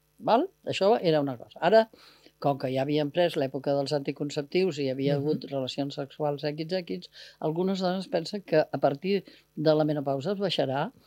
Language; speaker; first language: Catalan; native; Catalan